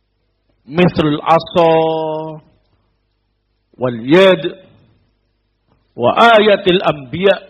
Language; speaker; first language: Arabic; non-native, fluent; Indonesian